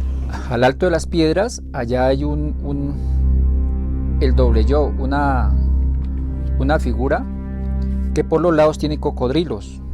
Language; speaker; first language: Spanish; native; Spanish